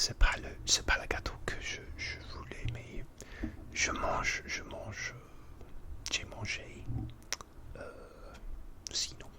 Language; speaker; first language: French; non-native, learner; English